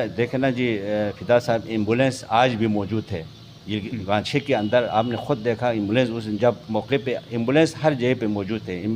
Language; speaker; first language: Urdu; non-native, local second language; Balti